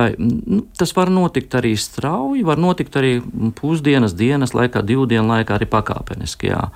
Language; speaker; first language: Latvian; native; Latvian